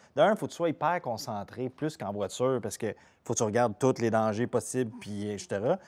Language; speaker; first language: French; native; French